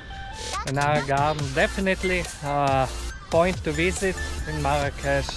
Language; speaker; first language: English; non-native, fluent; German